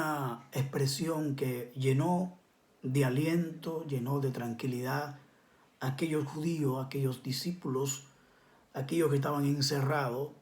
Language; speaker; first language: Spanish; native; Spanish